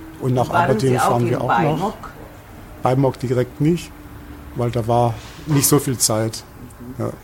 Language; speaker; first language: German; non-native, local second language; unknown